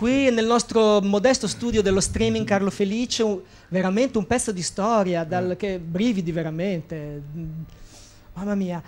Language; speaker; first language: Italian; native; Italian